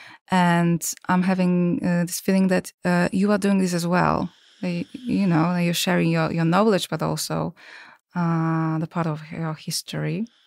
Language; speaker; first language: English; non-native, fluent; Polish